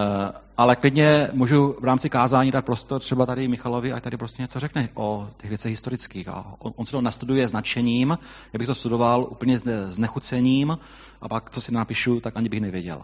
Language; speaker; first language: Czech; native; Czech